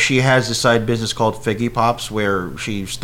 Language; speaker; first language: English; non-native, local second language; Filipino